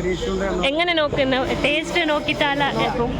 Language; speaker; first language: Malayalam; non-native, local second language; Kannada